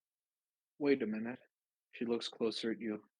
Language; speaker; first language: English; native; English